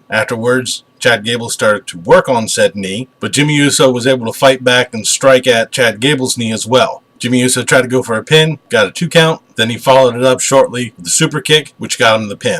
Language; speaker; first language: English; native; English